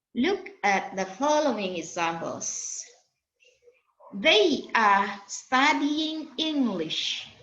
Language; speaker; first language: English; non-native, fluent; Indonesian